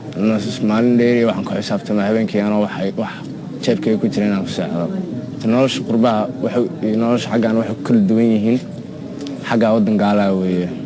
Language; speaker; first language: Somali; early bilingual, heritage; Somali